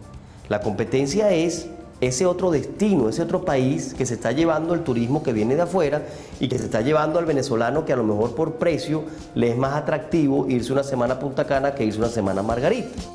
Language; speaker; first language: Spanish; native; Spanish